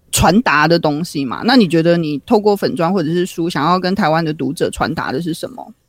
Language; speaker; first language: Chinese; native; Chinese